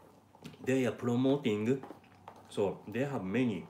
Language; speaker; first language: English; non-native, learner; Japanese